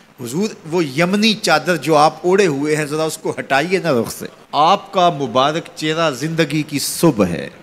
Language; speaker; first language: Urdu; non-native, local second language; Punjabi